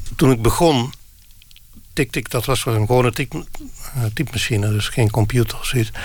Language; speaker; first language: Dutch; non-native, local second language; Limburgish